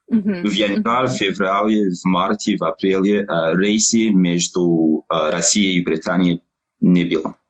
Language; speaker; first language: Russian; non-native, learner; English